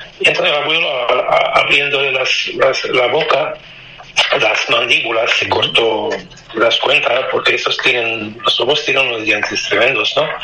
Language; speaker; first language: Spanish; non-native, fluent; Romanian